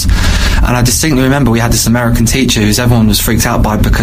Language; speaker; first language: English; native; English